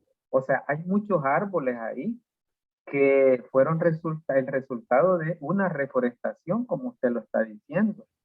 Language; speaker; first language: Spanish; native; Spanish